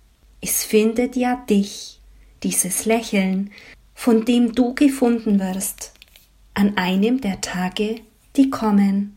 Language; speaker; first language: German; native; German